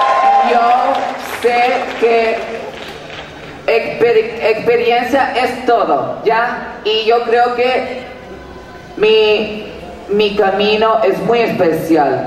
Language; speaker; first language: Spanish; early bilingual, heritage; Spanish